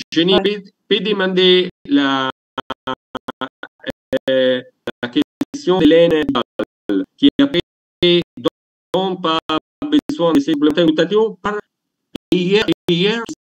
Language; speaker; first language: French; non-native, learner; Italian